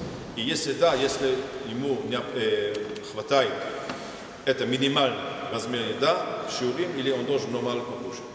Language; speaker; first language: Russian; non-native, fluent; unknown